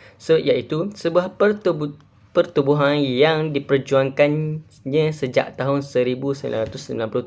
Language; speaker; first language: Malay; native; Malay